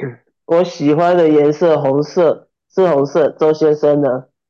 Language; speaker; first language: Chinese; non-native, learner; Japanese